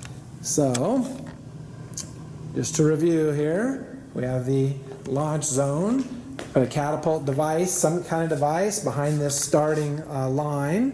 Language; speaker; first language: English; native; English